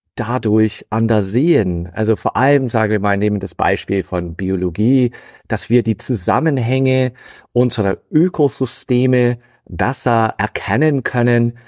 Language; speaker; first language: German; non-native, fluent; English